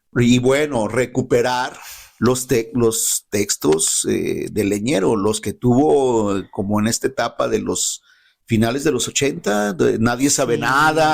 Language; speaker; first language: Spanish; native; Spanish